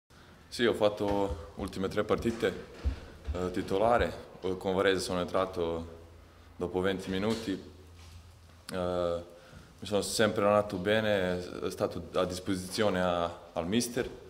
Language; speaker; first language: Italian; non-native, fluent; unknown